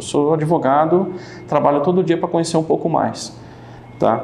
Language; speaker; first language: Portuguese; native; Portuguese